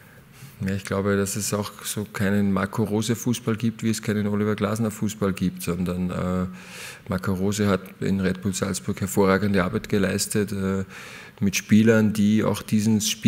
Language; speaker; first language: German; native; German